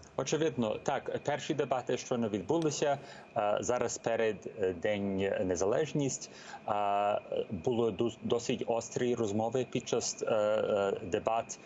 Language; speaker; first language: Ukrainian; early bilingual, heritage; Ukrainian